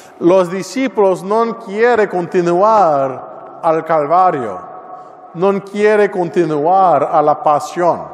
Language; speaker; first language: Spanish; non-native, learner; English